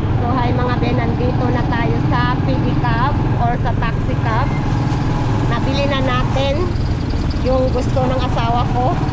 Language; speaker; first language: Filipino; non-native, local second language; Cebuano